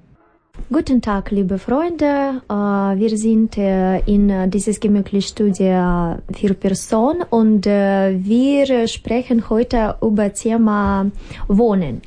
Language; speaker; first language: German; non-native, learner; Russian